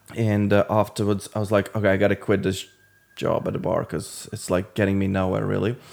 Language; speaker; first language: English; non-native, fluent; Latvian